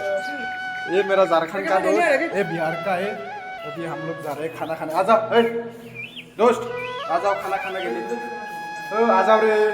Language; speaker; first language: Hindi; non-native, local second language; Assamese